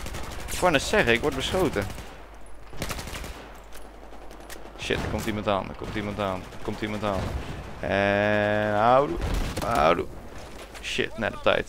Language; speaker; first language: Dutch; native; Dutch